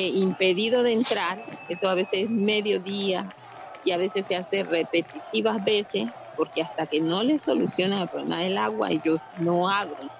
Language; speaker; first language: Spanish; native; Spanish